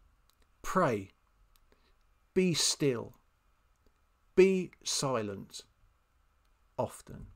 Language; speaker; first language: English; native; English